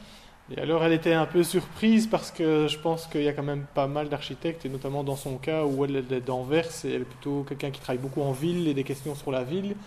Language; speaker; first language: French; native; French